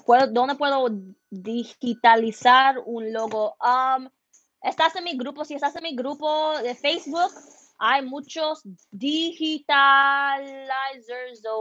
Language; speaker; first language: Spanish; early bilingual, heritage; Spanish